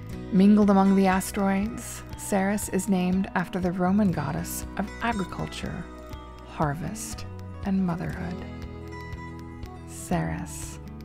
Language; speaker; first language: English; native; English